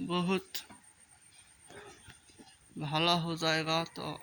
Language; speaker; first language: Hindi; non-native, learner; Bangla